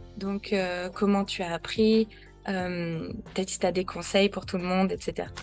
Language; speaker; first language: French; native; French